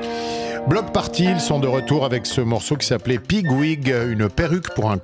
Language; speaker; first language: French; native; French